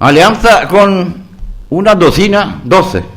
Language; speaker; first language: Spanish; non-native, learner; Greek